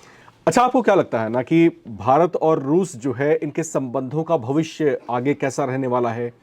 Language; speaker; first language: Hindi; native; Hindi